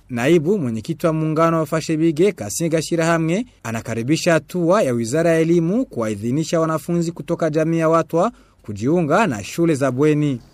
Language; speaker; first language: Swahili; non-native, local second language; Rundi